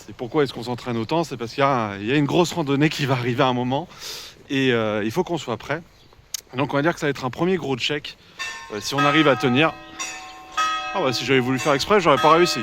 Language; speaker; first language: French; native; French